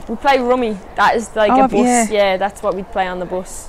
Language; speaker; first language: English; native; English